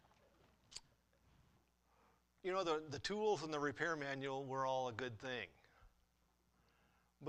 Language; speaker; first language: English; native; English